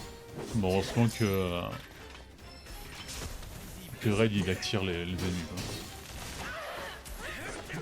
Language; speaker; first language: French; native; French